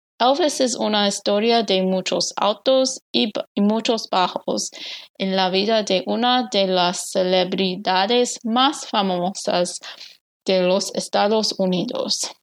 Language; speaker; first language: Spanish; non-native, learner; English